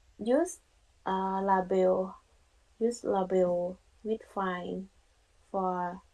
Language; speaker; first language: English; non-native, learner; Thai